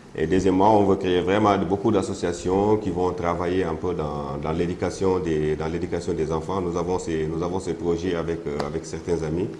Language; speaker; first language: French; non-native, local second language; Soninke